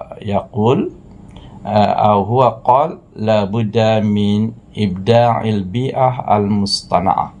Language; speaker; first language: Arabic; non-native, fluent; Malay